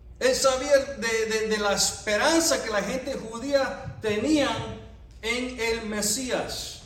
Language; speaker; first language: Spanish; non-native, fluent; English